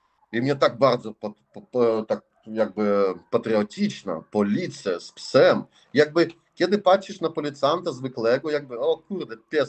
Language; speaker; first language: Polish; non-native, learner; Russian